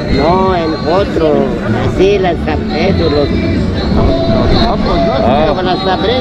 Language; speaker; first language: Spanish; native; Spanish